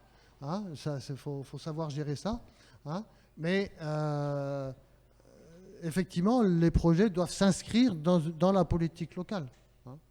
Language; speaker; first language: French; native; French